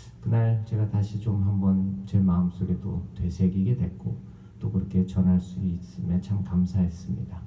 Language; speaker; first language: Korean; native; Korean